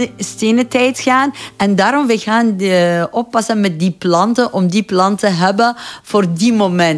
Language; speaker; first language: Dutch; non-native, fluent; Persian